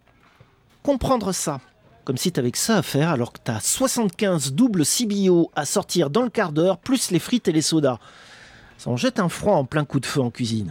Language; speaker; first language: French; native; French